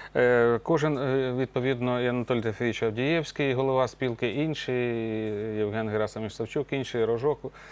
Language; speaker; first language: Ukrainian; native; Ukrainian